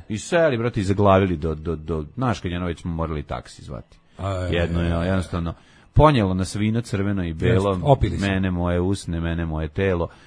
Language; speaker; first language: Serbian; native; Serbian